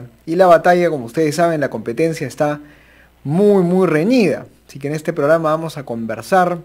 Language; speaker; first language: Spanish; native; Spanish